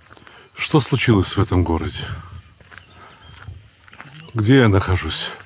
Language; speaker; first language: Russian; native; Russian